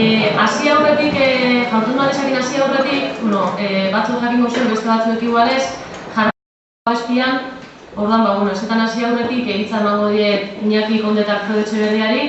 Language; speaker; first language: Basque; native; Basque